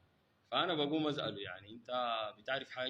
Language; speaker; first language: Arabic; native; Arabic